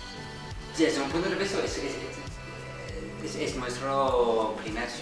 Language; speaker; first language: Spanish; non-native, fluent; English